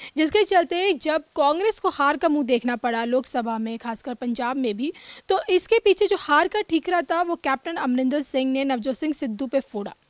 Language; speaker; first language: Hindi; native; Hindi